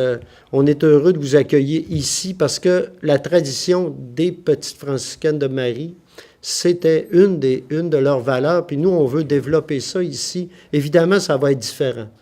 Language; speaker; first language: French; native; French